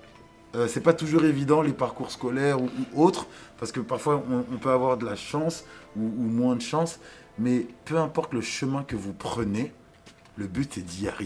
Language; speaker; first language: French; native; French